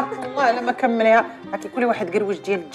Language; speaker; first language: Arabic; native; Arabic